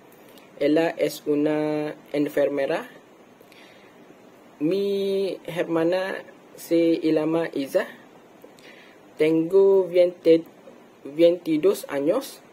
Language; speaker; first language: Spanish; non-native, learner; Malay